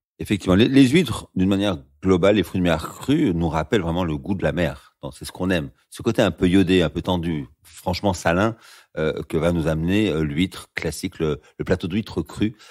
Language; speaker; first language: French; native; French